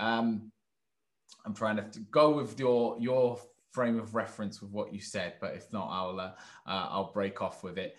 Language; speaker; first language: English; native; English